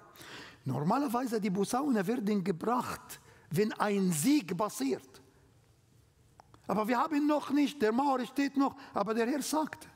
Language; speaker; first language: German; non-native, learner; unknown